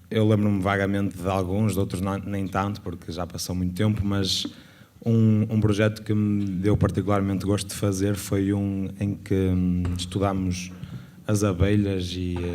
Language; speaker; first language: Portuguese; native; Portuguese